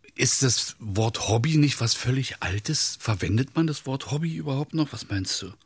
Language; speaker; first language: German; native; German